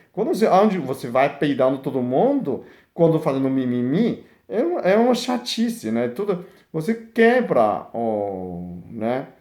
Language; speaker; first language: Portuguese; non-native, fluent; Chinese